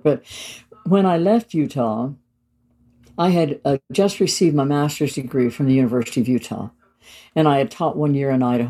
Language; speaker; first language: English; native; English